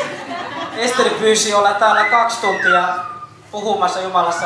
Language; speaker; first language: Finnish; non-native, fluent; Kinyarwanda